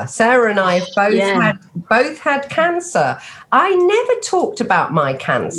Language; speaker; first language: English; native; English